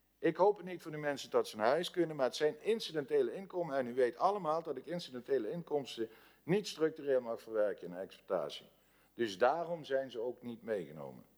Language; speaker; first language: Dutch; native; Dutch